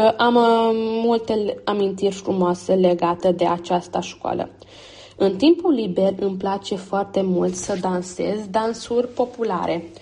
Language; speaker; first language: Romanian; early bilingual, heritage; Romanian